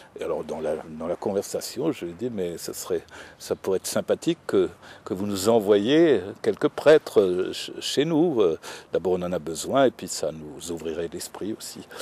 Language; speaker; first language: French; native; French